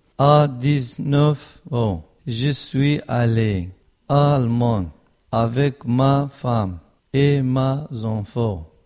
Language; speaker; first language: French; non-native, learner; Kurdish